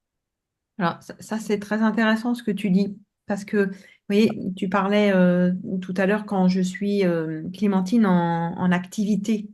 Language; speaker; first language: French; native; French